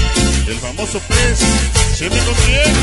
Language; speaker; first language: Spanish; native; Spanish